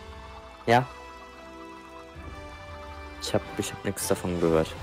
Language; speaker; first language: German; native; German